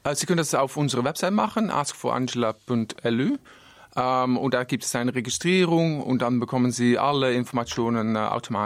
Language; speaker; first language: German; non-native, learner; Dutch